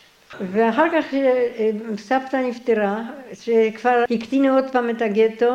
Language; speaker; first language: Hebrew; non-native, fluent; Polish